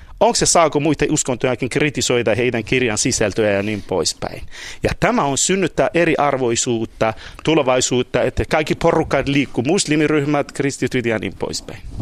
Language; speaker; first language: Finnish; non-native, fluent; Kurdish